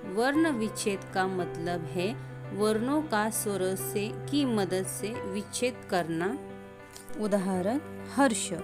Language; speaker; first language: Hindi; non-native, local second language; Marathi